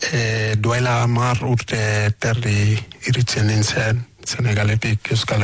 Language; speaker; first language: Basque; non-native, learner; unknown